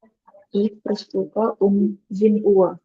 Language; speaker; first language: German; non-native, learner; Indonesian